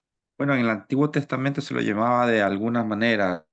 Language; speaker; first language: Spanish; native; Spanish